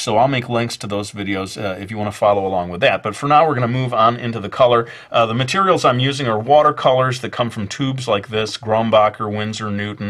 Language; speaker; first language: English; native; English